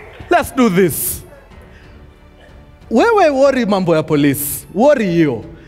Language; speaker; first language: English; non-native, local second language; Swahili